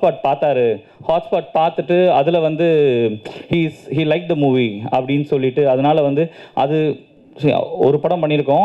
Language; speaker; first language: Tamil; native; Tamil